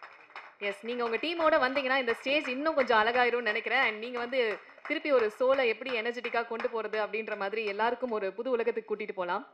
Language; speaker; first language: Tamil; native; Tamil